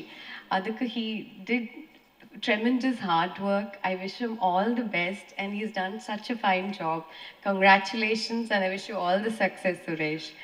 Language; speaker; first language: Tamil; non-native, learner; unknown